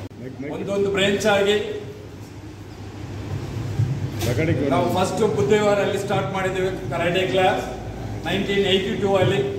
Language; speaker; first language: Kannada; non-native, local second language; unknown